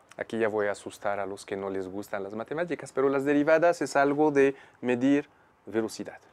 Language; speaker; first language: Spanish; non-native, fluent; Arabic